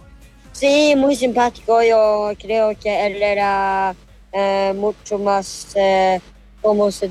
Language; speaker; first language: Spanish; early bilingual, heritage; Spanish